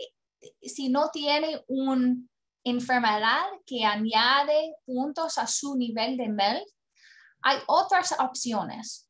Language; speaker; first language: Spanish; non-native, learner; English